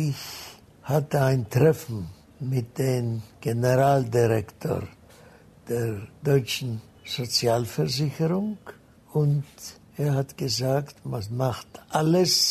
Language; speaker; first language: German; non-native, fluent; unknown